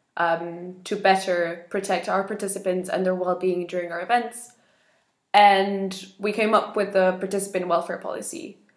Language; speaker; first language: English; non-native, fluent; Spanish